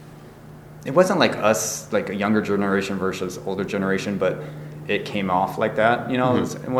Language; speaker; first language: English; native; English